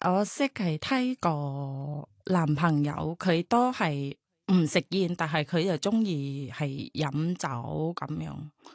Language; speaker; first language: Cantonese; non-native, learner; Thai